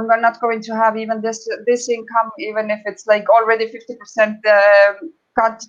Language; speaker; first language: English; non-native, fluent; Estonian